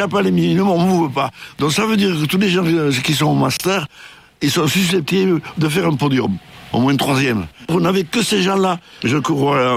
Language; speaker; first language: French; native; French